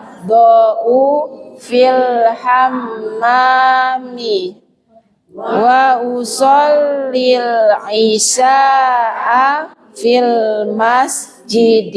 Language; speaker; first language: Arabic; non-native, fluent; Indonesian